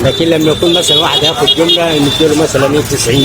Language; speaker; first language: Arabic; native; Arabic